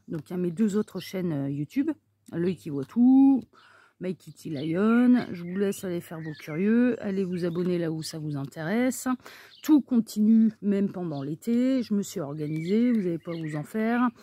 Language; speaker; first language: French; native; French